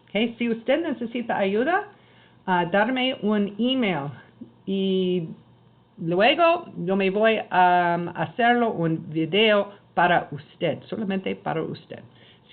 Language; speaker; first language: Spanish; non-native, learner; English